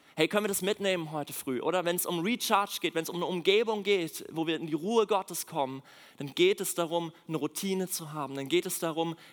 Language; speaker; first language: German; native; German